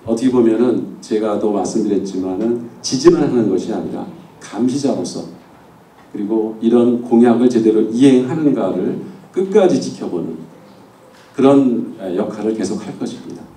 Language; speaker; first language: Korean; native; Korean